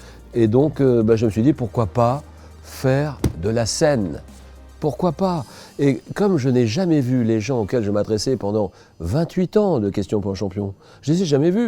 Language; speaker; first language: French; native; French